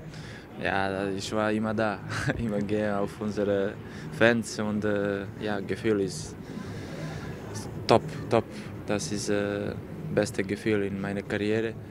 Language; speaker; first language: German; non-native, learner; Serbian